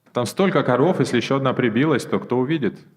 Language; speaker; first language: Russian; native; Russian